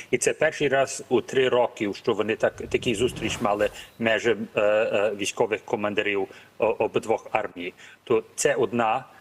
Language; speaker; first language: Ukrainian; early bilingual, heritage; Ukrainian